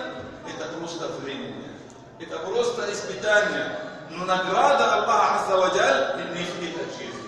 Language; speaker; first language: Russian; non-native, fluent; Arabic